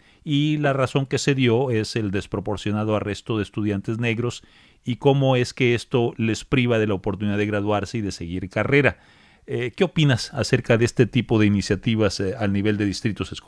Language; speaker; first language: Spanish; native; Spanish